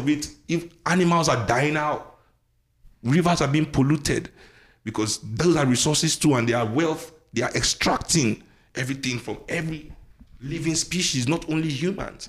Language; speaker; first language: English; non-native, local second language; Yoruba